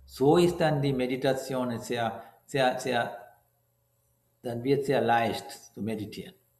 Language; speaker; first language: German; non-native, learner; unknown